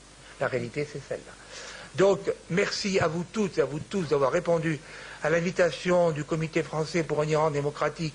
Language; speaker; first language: French; native; French